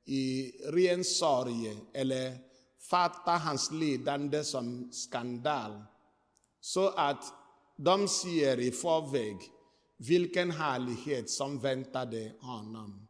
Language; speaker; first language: Swedish; non-native, fluent; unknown